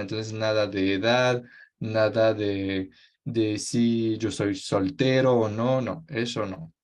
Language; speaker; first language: Spanish; non-native, fluent; French